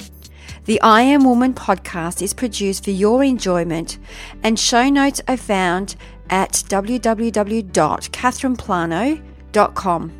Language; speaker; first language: English; native; English